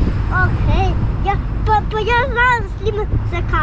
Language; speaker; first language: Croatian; early bilingual, heritage; Croatian